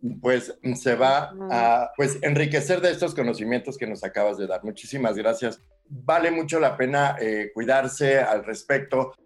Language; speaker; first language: Spanish; native; Spanish